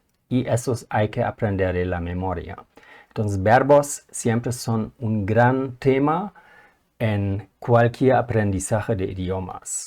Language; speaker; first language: Spanish; non-native, fluent; German